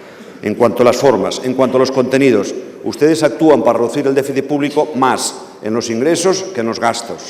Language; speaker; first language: Spanish; non-native, local second language; Catalan